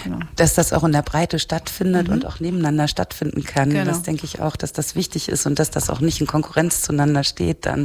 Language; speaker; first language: German; native; German